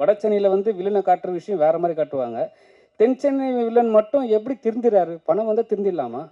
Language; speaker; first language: Tamil; native; Tamil